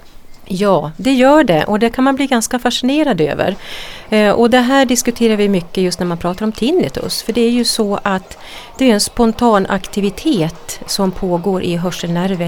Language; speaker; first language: Swedish; native; Swedish